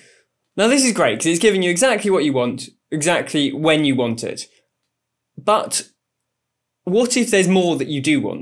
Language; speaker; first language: English; native; English